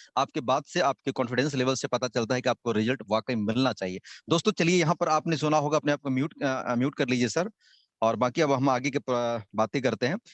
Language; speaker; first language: Hindi; native; Hindi